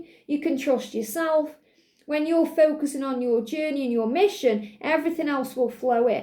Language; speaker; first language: English; native; English